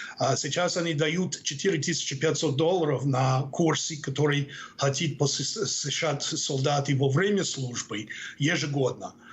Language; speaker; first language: Russian; non-native, fluent; English